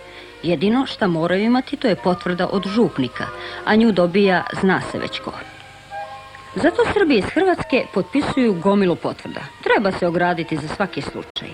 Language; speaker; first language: Bosnian; native; Bosnian